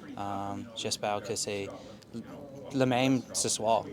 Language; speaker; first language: French; non-native, local second language; English